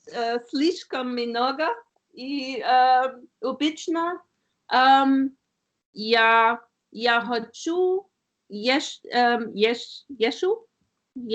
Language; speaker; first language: Russian; non-native, learner; German